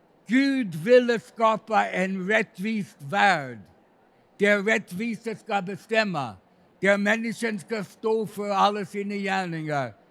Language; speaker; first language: Swedish; non-native, fluent; English